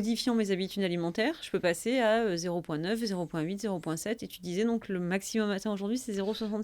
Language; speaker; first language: French; native; French